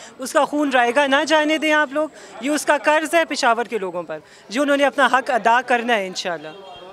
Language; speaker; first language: Urdu; non-native, local second language; Northern Hindko